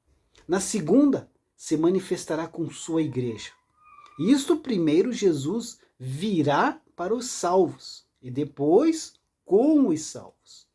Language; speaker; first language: Portuguese; native; Portuguese